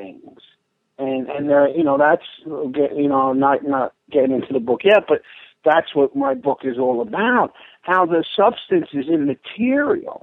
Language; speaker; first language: English; native; English